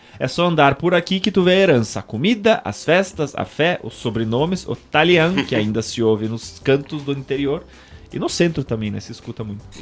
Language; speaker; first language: Portuguese; native; Portuguese